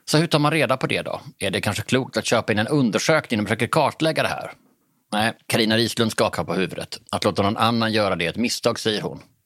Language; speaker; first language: Swedish; native; Swedish